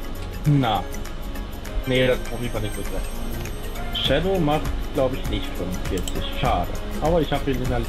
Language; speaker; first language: German; native; German